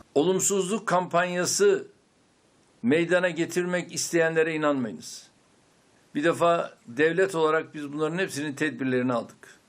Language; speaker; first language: Turkish; native; Turkish